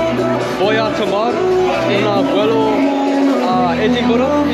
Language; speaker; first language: Spanish; non-native, learner; English